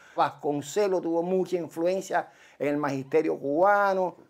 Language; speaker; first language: Spanish; native; Spanish